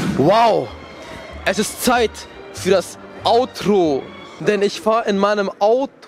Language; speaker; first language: German; early bilingual, other home language; Turkish